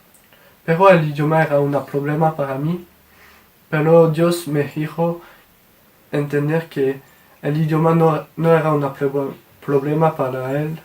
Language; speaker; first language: Spanish; non-native, learner; French